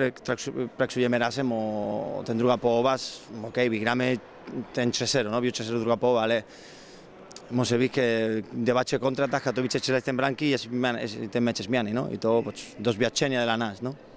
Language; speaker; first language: Polish; non-native, learner; Spanish